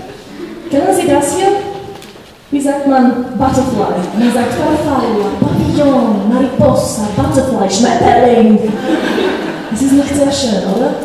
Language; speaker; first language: German; non-native, fluent; Slovak